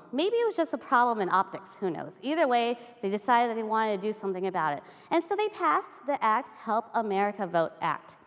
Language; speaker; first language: English; native; English